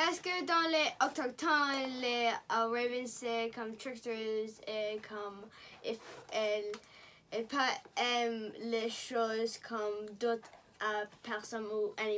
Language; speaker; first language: French; non-native, local second language; English